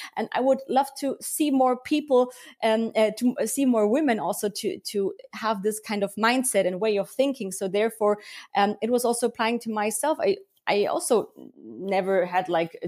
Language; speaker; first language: English; early bilingual, heritage; German